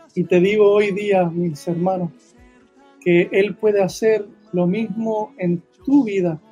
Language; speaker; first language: Spanish; early bilingual, heritage; Spanish